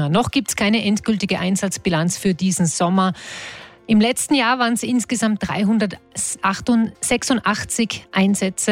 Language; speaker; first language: German; native; German